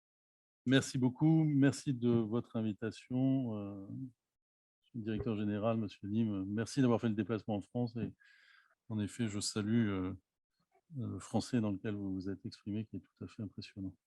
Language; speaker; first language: French; native; French